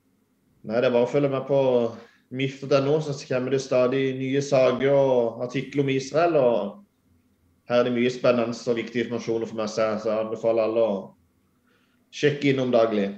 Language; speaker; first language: Norwegian; native; Norwegian